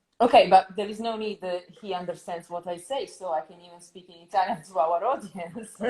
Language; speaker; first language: English; non-native, fluent; Italian